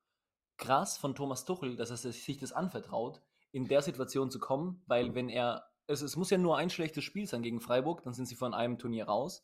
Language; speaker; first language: German; native; German